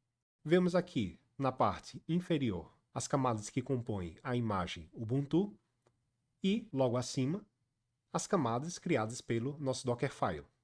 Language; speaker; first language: Portuguese; native; Portuguese